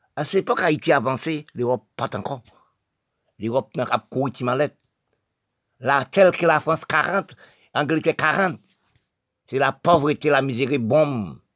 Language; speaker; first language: French; non-native, local second language; Haitian Creole